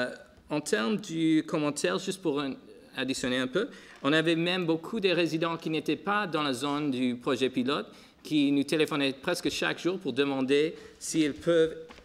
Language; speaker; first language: French; non-native, local second language; English